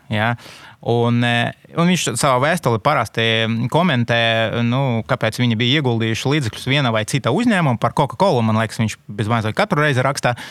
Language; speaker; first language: Latvian; non-native, local second language; Russian